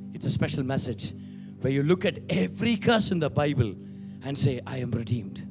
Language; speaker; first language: English; non-native, local second language; Tamil